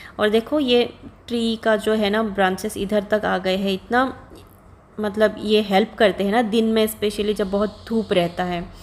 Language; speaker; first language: Hindi; non-native, local second language; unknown